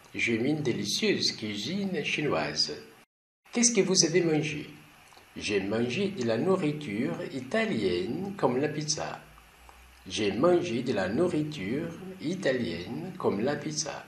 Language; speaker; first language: French; non-native, learner; Portuguese